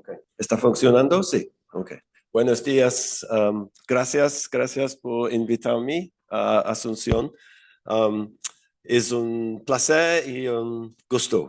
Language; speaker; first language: Spanish; non-native, learner; English